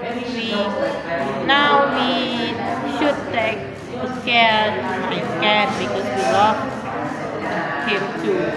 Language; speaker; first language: English; non-native, learner; Indonesian